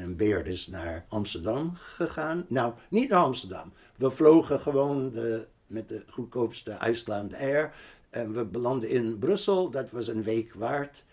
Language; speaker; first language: Dutch; non-native, fluent; English